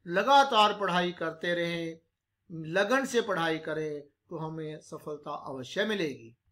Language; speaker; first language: Hindi; non-native, local second language; Punjabi